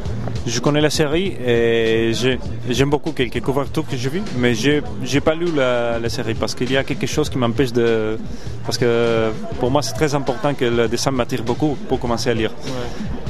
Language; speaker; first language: French; non-native, fluent; Spanish